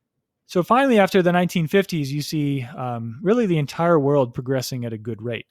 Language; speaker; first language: English; native; English